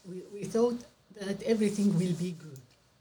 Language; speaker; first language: English; non-native, learner; Arabic